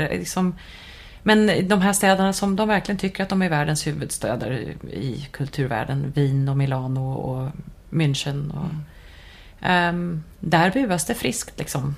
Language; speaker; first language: Swedish; native; Swedish